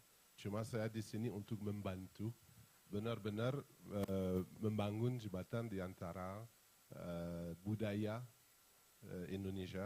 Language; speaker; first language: Indonesian; non-native, fluent; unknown